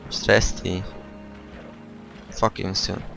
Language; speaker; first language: German; native; German